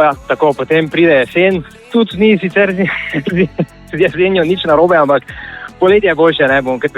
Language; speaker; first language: Slovenian; native; Slovenian